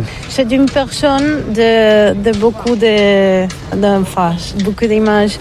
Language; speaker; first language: French; non-native, learner; Catalan